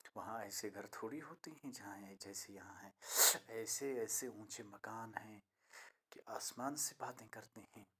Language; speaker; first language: Urdu; non-native, local second language; Kashmiri